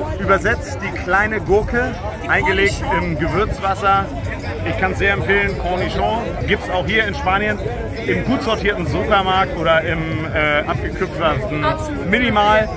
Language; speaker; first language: German; native; German